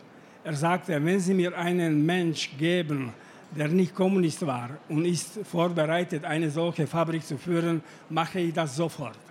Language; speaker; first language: German; non-native, fluent; Slovak